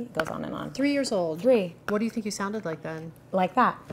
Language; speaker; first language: English; native; English